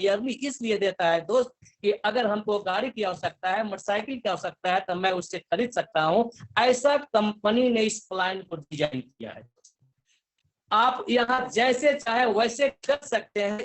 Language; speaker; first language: Hindi; native; Hindi